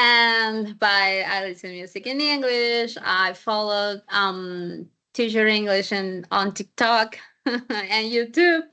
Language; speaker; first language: English; non-native, fluent; Spanish